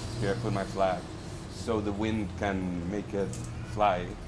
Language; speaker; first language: English; native; English